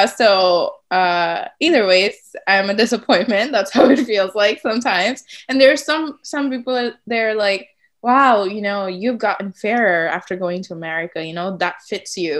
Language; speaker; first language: English; non-native, local second language; Tamil